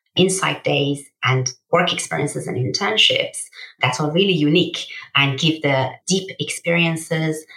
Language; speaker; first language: English; early bilingual, other home language; Persian